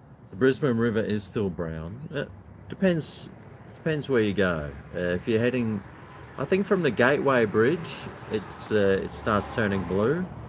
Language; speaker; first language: English; native; English